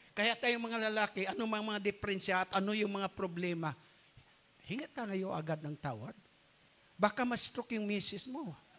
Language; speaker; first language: Filipino; non-native, local second language; Cebuano